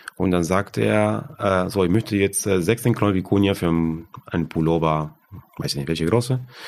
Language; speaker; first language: German; non-native, fluent; Spanish